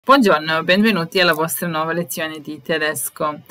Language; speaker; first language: Italian; non-native, fluent; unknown